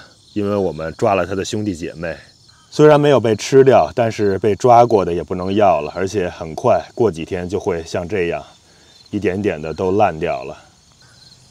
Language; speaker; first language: Chinese; native; Chinese